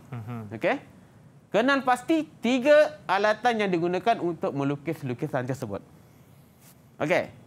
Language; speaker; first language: Malay; native; Malay